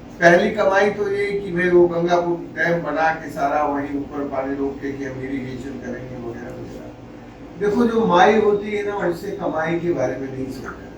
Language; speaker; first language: Hindi; native; Hindi